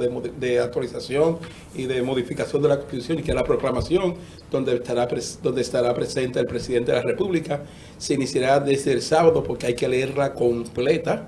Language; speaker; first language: Spanish; native; Spanish